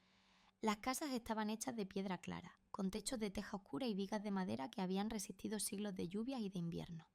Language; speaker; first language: Spanish; native; Spanish